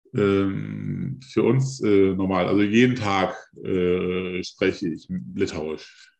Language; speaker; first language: German; early bilingual, other home language; Lithuanian